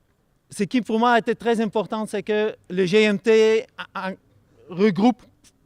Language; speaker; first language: French; non-native, fluent; Dutch